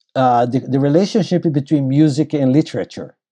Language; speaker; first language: English; non-native, fluent; Portuguese